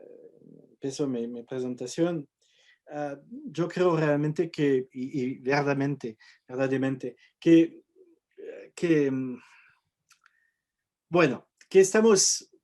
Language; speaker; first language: Spanish; non-native, fluent; French